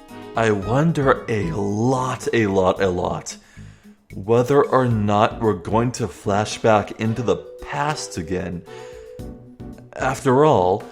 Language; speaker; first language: English; native; English